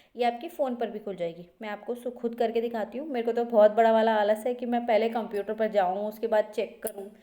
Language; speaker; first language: Hindi; native; Hindi